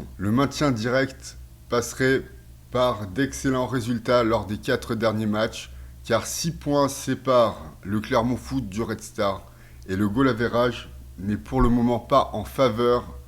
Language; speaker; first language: French; native; French